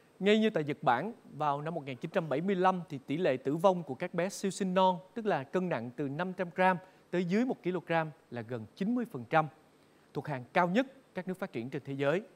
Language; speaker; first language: Vietnamese; native; Vietnamese